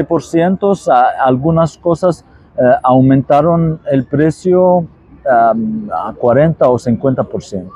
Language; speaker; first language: Spanish; non-native, fluent; Arabic